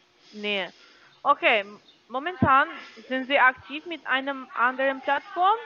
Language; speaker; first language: German; non-native, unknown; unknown